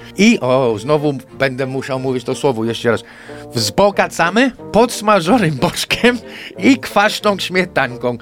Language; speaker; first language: Polish; non-native, fluent; English